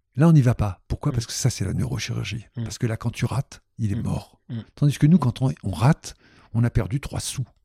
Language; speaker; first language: French; native; French